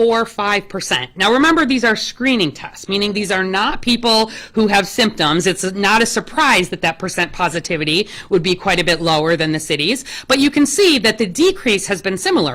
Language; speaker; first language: English; native; English